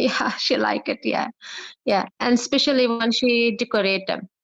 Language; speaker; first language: English; non-native, learner; Arabic